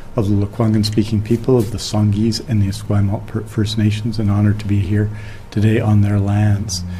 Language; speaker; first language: English; native; English